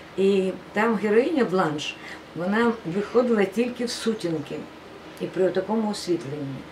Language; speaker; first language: Ukrainian; non-native, local second language; Russian